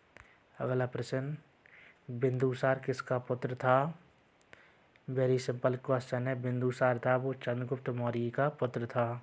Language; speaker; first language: Hindi; native; Hindi